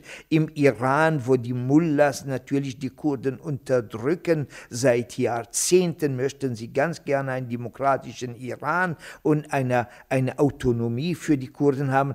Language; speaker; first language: German; non-native, fluent; Kurdish